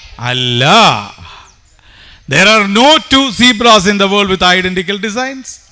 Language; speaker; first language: English; non-native, local second language; Malayalam